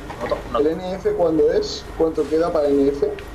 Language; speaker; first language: Spanish; native; Spanish